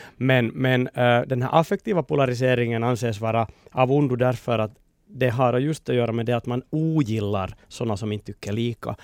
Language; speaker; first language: Swedish; native; Swedish